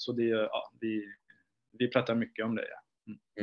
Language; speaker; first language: Swedish; non-native, fluent; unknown